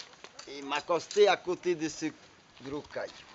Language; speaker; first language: French; non-native, local second language; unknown